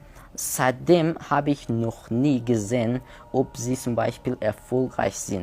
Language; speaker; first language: German; non-native, learner; Persian